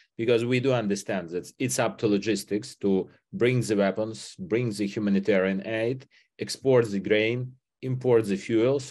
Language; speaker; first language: English; non-native, fluent; Ukrainian